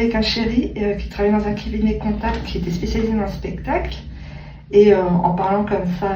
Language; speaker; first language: French; native; French